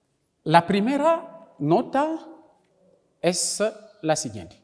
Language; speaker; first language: Spanish; non-native, local second language; French